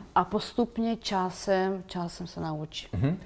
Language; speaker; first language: Czech; non-native, fluent; Ukrainian